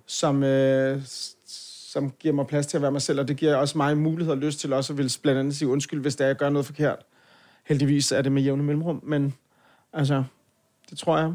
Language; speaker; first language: Danish; native; Danish